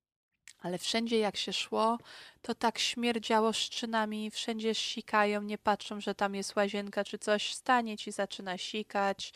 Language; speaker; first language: Polish; early bilingual, heritage; Polish